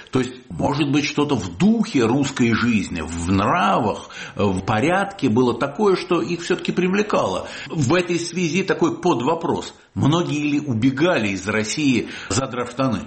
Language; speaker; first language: Russian; native; Russian